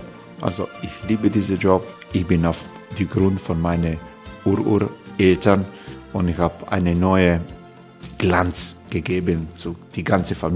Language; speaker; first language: German; non-native, fluent; Croatian